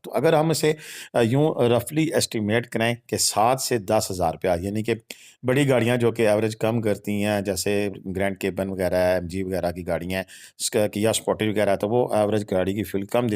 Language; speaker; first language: Hindi; non-native, local second language; Punjabi